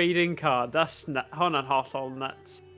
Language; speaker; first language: Welsh; native; Welsh